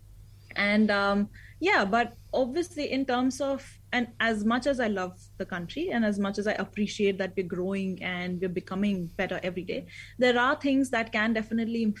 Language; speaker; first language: English; non-native, local second language; Hindi